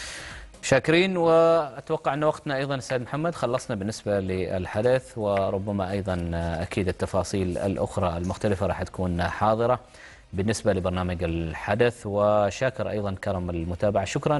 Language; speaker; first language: Arabic; native; Arabic